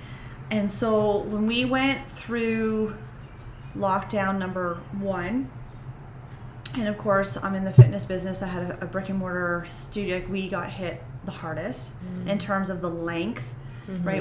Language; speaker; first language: English; native; English